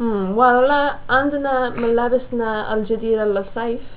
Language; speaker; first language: Arabic; non-native, learner; English